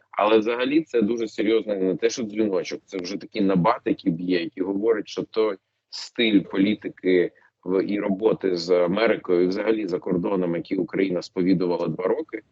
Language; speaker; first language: Ukrainian; non-native, local second language; Russian